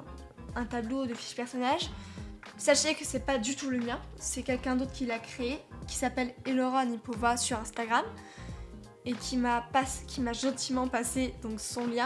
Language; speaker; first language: French; native; French